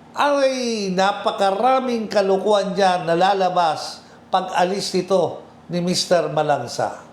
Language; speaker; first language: Filipino; non-native, local second language; Bikol